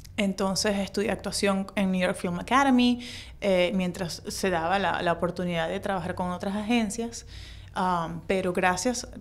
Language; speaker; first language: Spanish; native; Spanish